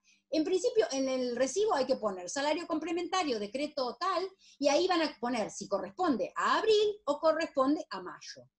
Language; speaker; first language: Spanish; native; Spanish